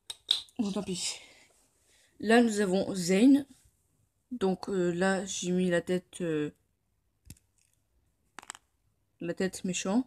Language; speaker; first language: French; native; French